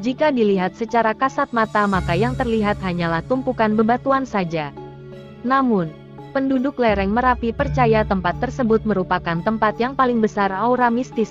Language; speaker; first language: Indonesian; native; Indonesian